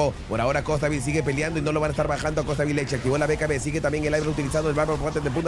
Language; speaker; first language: Spanish; native; Spanish